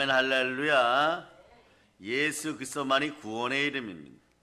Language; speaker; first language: Korean; native; Korean